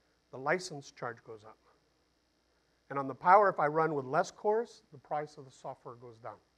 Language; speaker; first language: English; early bilingual, other home language; Spanish